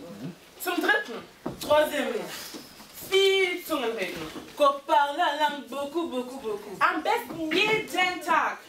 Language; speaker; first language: German; early bilingual, heritage; Lingala